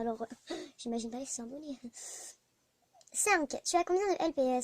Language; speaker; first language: French; native; French